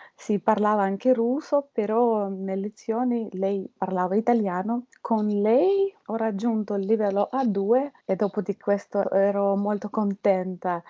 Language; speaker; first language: Italian; non-native, learner; Russian